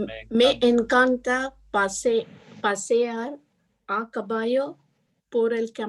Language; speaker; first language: Spanish; non-native, learner; English